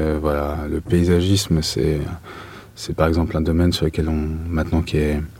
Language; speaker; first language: French; native; French